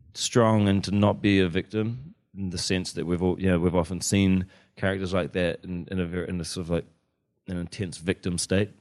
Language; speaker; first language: English; native; English